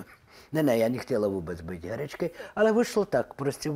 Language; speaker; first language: Czech; non-native, learner; Russian